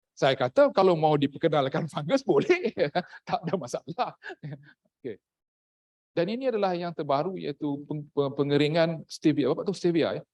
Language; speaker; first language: Malay; native; Malay